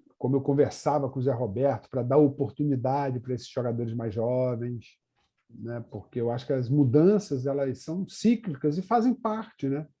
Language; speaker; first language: Portuguese; native; Portuguese